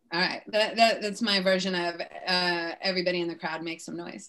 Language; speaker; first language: English; native; English